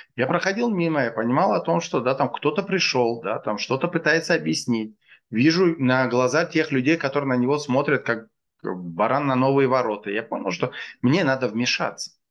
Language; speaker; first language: Russian; non-native, local second language; Tajik